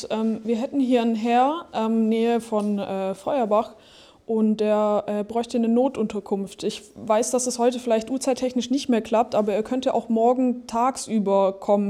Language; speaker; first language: German; native; German